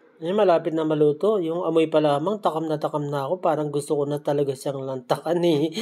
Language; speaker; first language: Filipino; non-native, local second language; Hiligaynon